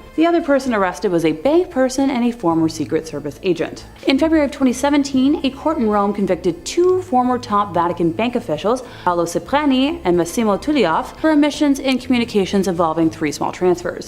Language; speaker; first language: English; native; English